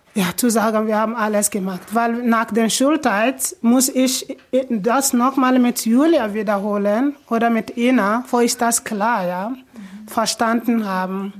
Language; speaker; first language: German; non-native, learner; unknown